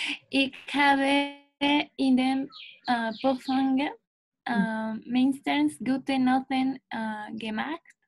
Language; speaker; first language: German; non-native, learner; Spanish